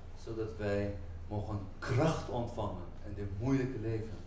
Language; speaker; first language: Dutch; non-native, fluent; Arabic